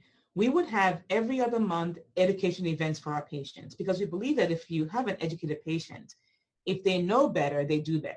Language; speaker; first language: English; non-native, local second language; Igbo